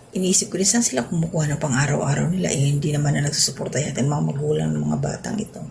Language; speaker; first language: Filipino; non-native, local second language; Cebuano